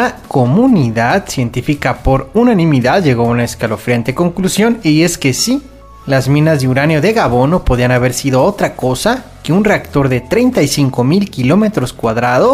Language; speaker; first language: Spanish; native; Spanish